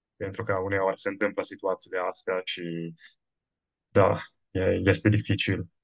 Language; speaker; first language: Romanian; non-native, fluent; Italian